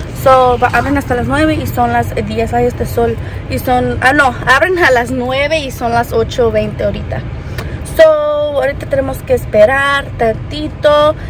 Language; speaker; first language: Spanish; early bilingual, heritage; Spanish